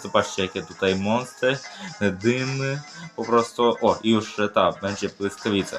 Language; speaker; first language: Polish; early bilingual, other home language; Ukrainian